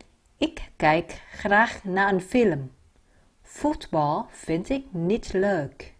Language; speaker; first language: Dutch; non-native, fluent; Vietnamese